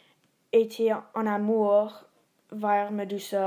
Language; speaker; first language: French; non-native, learner; English